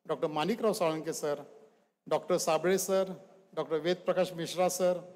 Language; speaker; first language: English; non-native, local second language; Marathi